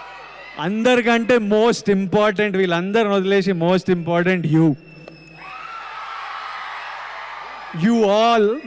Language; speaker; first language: Telugu; native; Telugu